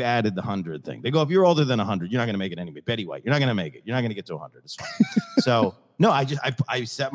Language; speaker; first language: English; native; English